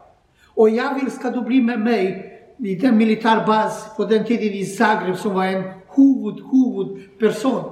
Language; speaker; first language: Swedish; non-native, learner; Croatian